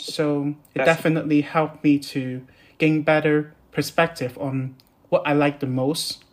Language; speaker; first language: English; non-native, local second language; Cantonese